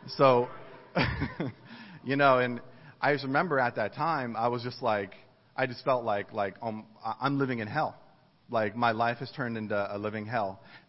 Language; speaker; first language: English; native; English